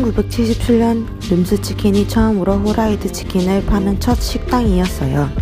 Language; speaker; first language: Korean; non-native, learner; English